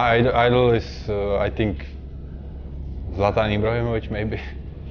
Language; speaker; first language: English; non-native, learner; Czech